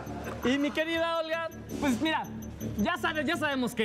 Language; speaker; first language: Spanish; native; Spanish